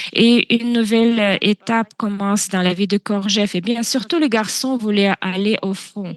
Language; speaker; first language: French; non-native, fluent; Russian